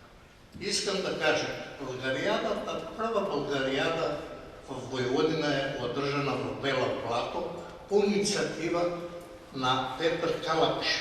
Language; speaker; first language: Bulgarian; non-native, local second language; Serbian